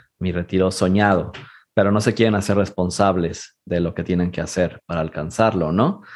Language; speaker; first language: Spanish; native; Spanish